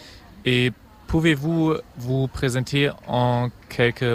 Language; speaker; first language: French; non-native, fluent; German